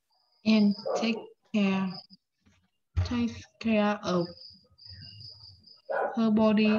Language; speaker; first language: English; non-native, learner; Vietnamese